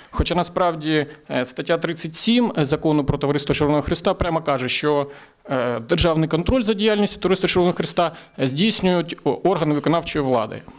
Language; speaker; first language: Ukrainian; native; Ukrainian